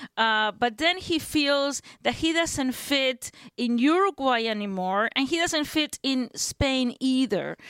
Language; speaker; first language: English; non-native, fluent; Spanish